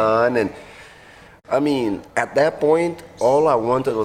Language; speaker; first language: English; non-native, fluent; Portuguese